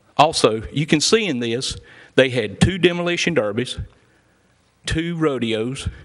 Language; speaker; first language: English; native; English